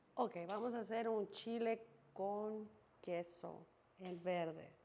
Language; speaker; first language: Spanish; early bilingual, heritage; Spanish